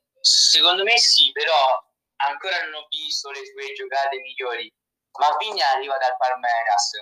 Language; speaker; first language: Italian; early bilingual, other home language; Romanian